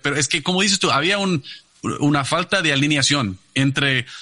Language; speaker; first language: Spanish; non-native, fluent; English